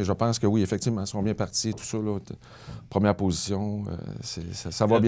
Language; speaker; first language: French; native; French